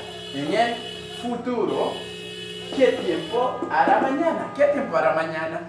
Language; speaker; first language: Spanish; non-native, learner; Haitian Creole